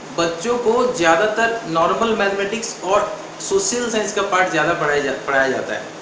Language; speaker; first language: Hindi; non-native, local second language; Odia